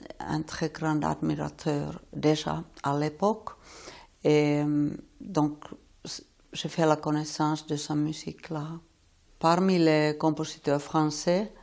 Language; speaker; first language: French; non-native, fluent; Finnish